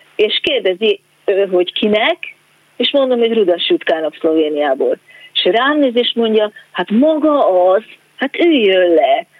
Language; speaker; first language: Hungarian; native; Hungarian